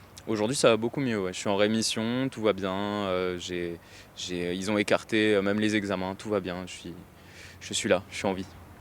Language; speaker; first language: French; native; French